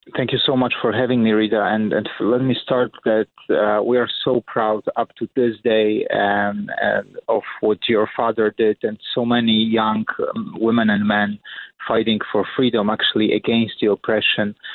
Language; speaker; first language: English; non-native, fluent; Polish